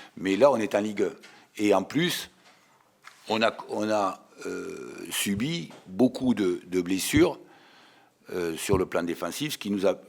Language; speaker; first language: French; native; French